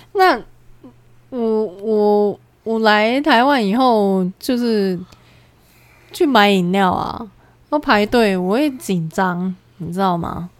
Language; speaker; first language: Chinese; non-native, local second language; Cantonese